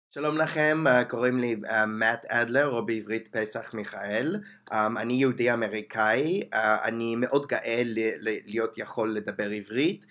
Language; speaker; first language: Hebrew; non-native, fluent; English